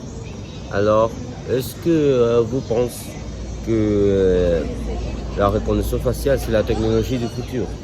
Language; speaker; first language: French; non-native, learner; Spanish